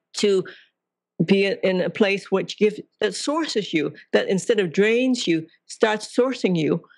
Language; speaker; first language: English; non-native, local second language; Cantonese